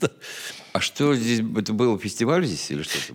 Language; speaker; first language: Russian; native; Russian